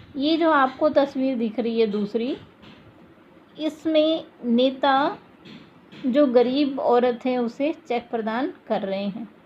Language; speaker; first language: Hindi; native; Hindi